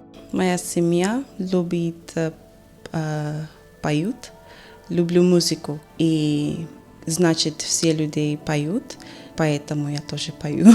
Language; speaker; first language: Russian; non-native, learner; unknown